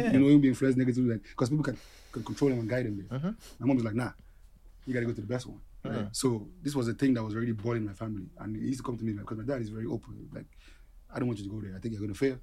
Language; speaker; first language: English; non-native, local second language; Yoruba